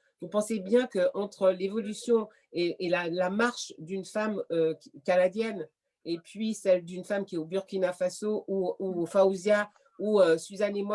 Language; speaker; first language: French; native; French